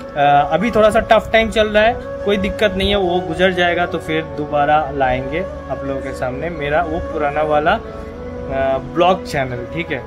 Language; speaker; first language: Hindi; non-native, local second language; Bangla